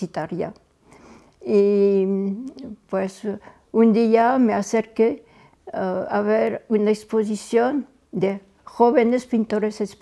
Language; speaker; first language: Spanish; non-native, fluent; French